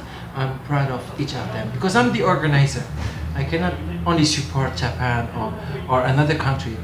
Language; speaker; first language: English; non-native, local second language; French